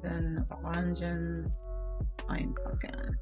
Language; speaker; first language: German; non-native, learner; English